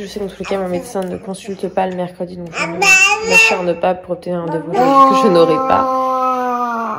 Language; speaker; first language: French; native; French